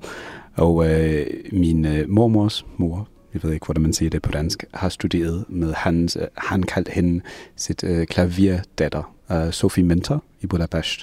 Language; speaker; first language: Danish; non-native, fluent; English